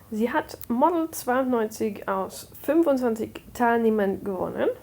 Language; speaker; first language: German; non-native, fluent; English